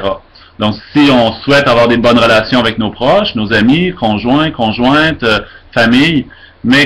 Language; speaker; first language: French; native; French